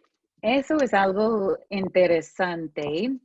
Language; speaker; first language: Spanish; non-native, fluent; English